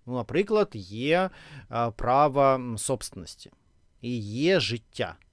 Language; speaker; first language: Ukrainian; non-native, local second language; Russian